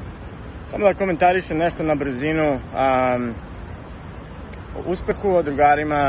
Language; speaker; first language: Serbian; early bilingual, heritage; Serbian